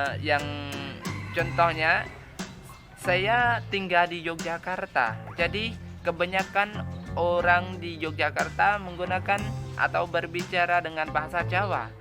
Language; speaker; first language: Indonesian; non-native, learner; Khmer